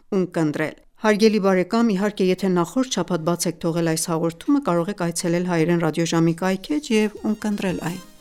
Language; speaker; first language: Armenian; native; Armenian